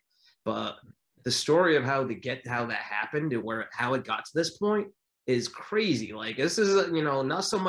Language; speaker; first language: English; native; English